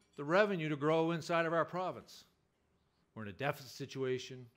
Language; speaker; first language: English; native; English